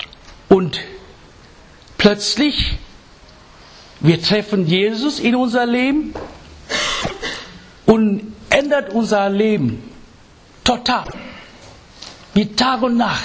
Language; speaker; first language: German; non-native, fluent; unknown